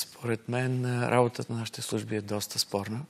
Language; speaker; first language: Bulgarian; native; Bulgarian